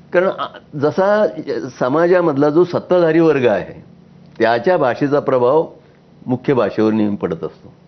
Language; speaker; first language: Marathi; native; Marathi